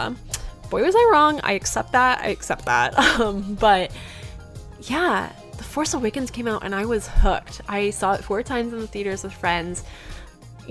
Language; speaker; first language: English; native; English